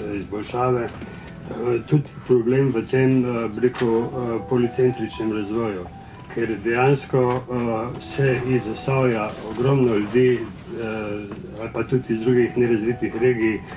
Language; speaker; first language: Slovenian; native; Slovenian